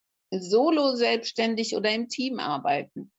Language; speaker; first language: German; native; German